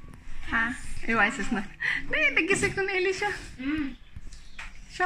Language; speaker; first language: German; non-native, learner; Cebuano